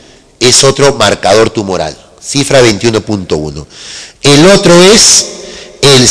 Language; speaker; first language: Spanish; native; Spanish